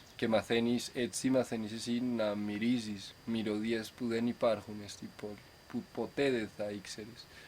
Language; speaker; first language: Greek; non-native, fluent; Spanish